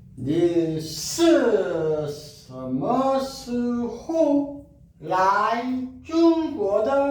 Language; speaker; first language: Chinese; non-native, learner; Korean